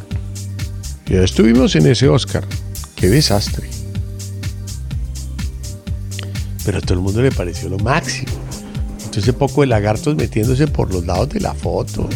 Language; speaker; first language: Spanish; native; Spanish